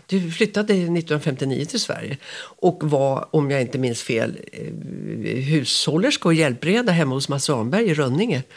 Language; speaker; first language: Swedish; native; Swedish